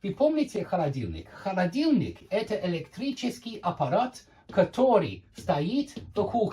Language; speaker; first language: Russian; non-native, fluent; English